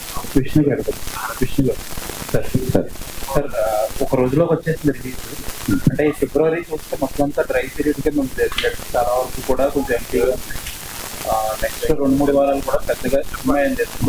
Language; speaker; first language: Telugu; native; Telugu